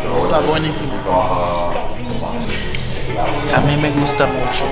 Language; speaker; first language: Spanish; non-native, learner; English